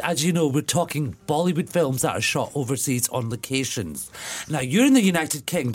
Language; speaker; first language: English; native; English